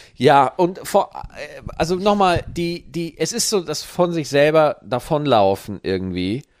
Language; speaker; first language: German; native; German